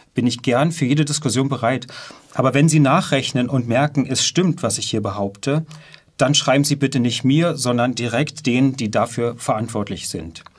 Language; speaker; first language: German; native; German